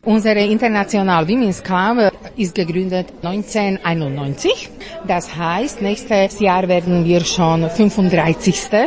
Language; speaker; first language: German; non-native, fluent; Slovak